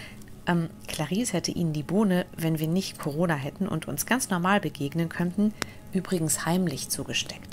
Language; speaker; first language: German; native; German